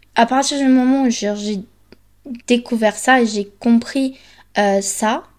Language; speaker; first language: French; early bilingual, other home language; Spanish